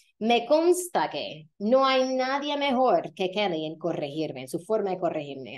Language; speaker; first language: Spanish; non-native, fluent; English